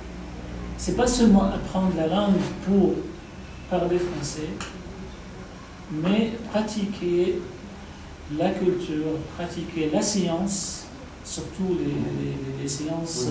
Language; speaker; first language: French; non-native, fluent; Arabic